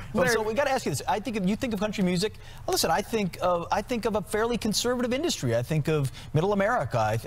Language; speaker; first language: English; native; English